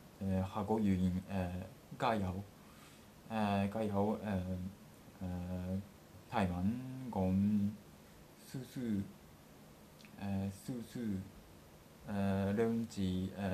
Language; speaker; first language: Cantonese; non-native, learner; Japanese